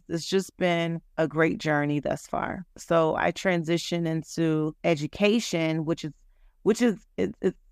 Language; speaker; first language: English; native; English